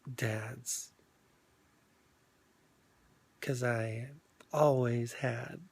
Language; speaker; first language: English; native; English